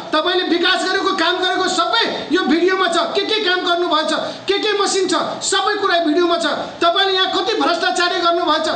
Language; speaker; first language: Nepali; non-native, local second language; Maithili